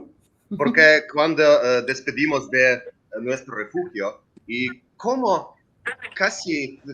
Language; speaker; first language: Spanish; non-native, learner; Ukrainian